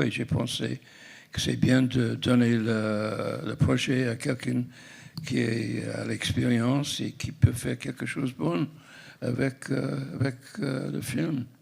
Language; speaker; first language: French; non-native, fluent; English